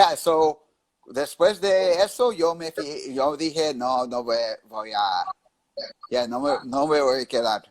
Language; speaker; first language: Spanish; early bilingual, heritage; English